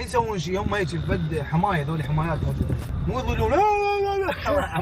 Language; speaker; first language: Arabic; native; Arabic